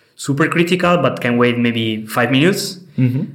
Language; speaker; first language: English; non-native, fluent; Italian